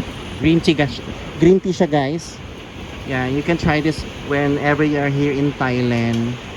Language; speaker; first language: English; non-native, local second language; Filipino